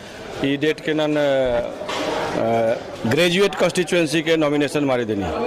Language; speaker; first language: Kannada; non-native, learner; Hindi